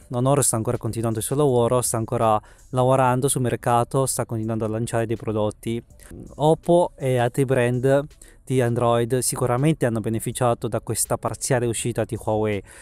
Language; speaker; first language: Italian; early bilingual, other home language; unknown